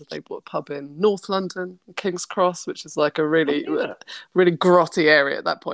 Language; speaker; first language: English; native; English